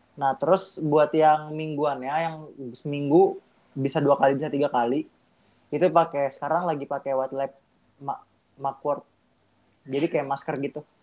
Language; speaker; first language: Indonesian; native; Indonesian